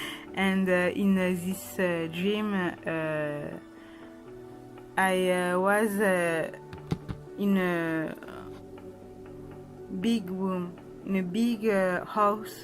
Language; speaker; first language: English; non-native, learner; French